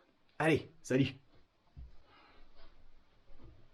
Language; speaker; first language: French; native; French